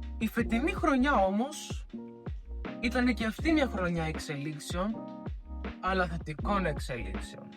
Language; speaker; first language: Greek; early bilingual, other home language; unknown